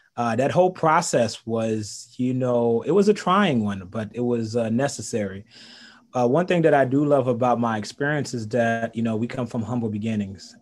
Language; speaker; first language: English; early bilingual, other home language; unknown